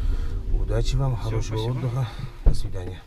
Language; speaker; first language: Russian; non-native, local second language; Uzbek